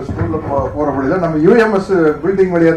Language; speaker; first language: Tamil; native; Tamil